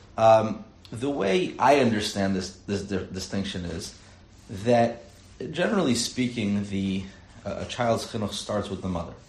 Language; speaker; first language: English; native; English